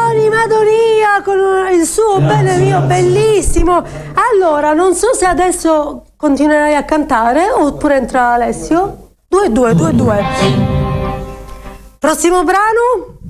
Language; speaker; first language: Italian; native; Italian